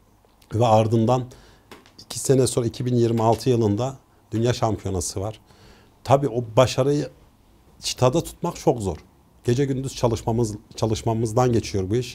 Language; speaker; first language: Turkish; native; Turkish